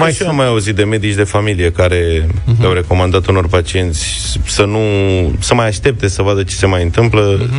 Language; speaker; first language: Romanian; native; Romanian